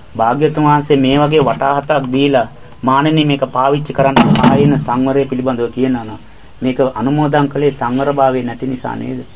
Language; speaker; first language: Sinhala; non-native, fluent; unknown